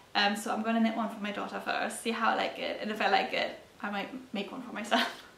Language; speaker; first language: English; non-native, fluent; German